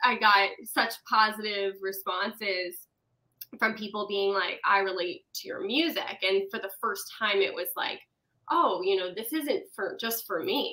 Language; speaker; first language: English; native; English